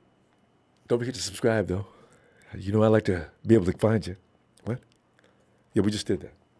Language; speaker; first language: English; native; English